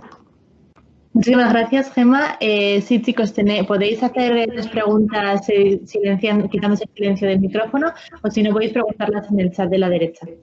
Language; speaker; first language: Spanish; native; Spanish